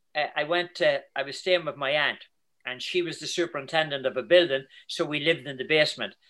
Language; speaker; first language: English; native; English